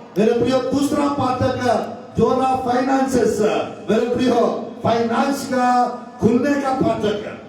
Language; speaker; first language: Hindi; non-native, local second language; Telugu